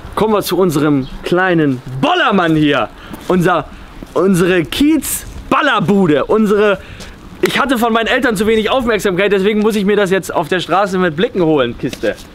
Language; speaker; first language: German; native; German